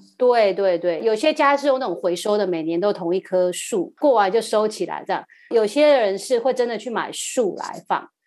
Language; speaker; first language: Chinese; native; Chinese